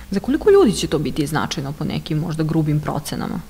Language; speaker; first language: Serbian; native; Serbian